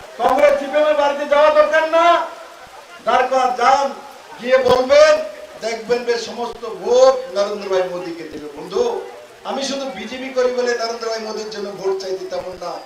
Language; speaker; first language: Bangla; native; Bangla